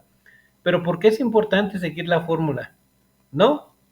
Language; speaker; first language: Spanish; native; Spanish